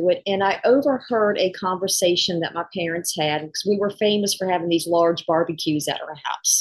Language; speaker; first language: English; native; English